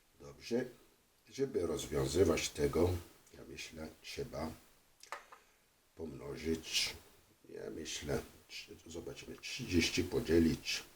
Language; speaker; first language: Polish; non-native, fluent; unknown